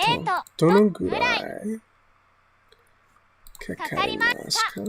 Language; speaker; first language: Japanese; non-native, learner; English